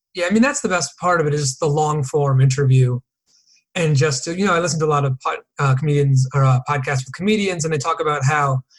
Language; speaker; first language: English; native; English